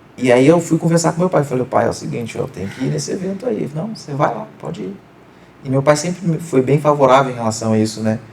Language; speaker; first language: Portuguese; native; Portuguese